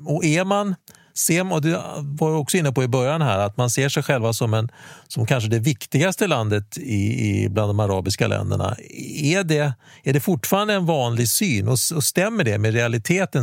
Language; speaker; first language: Swedish; native; Swedish